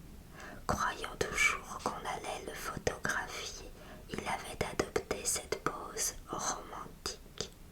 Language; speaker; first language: French; native; French